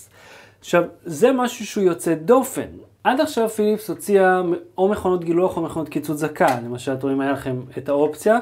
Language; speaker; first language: Hebrew; native; Hebrew